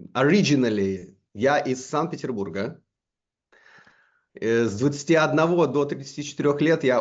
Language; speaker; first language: Russian; native; Russian